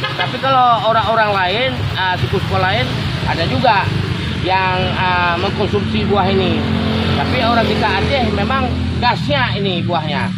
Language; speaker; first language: Indonesian; non-native, local second language; Achinese